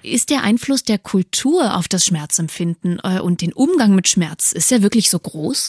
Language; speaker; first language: German; native; German